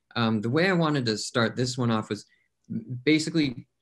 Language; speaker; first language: English; native; English